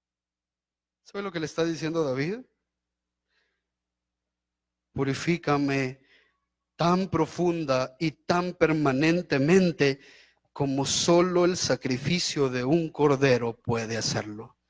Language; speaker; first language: Spanish; native; Spanish